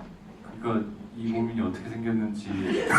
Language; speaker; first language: Korean; native; Korean